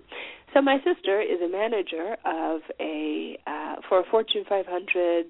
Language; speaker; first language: English; non-native, local second language; Shona